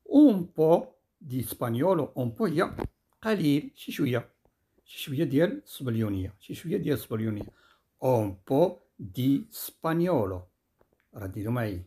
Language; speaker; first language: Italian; non-native, fluent; Arabic